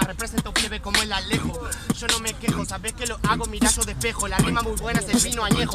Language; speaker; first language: Spanish; native; Spanish